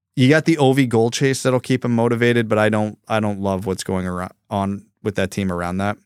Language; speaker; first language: English; early bilingual, other home language; Ukrainian